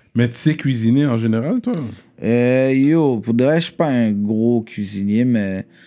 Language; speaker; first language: French; native; French